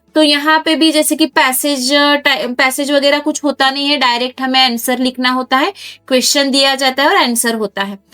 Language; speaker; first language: Hindi; non-native, local second language; Marathi